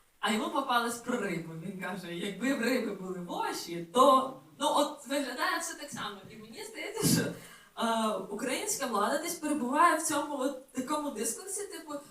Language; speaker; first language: Ukrainian; native; Ukrainian